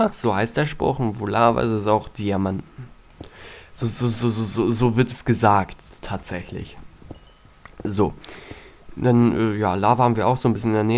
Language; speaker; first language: German; native; German